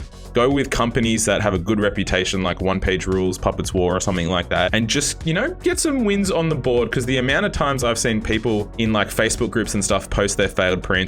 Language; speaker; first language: English; native; English